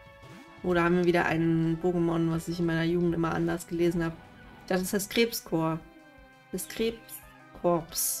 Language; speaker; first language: German; native; German